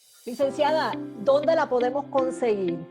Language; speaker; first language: Spanish; native; Spanish